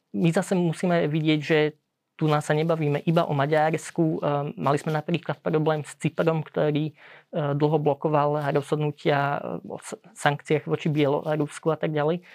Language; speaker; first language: Slovak; early bilingual, heritage; Slovak